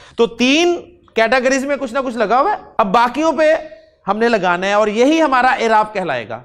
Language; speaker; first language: Urdu; non-native, local second language; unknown